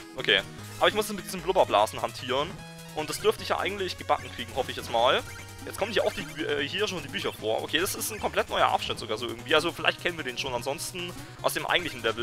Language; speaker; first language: German; native; German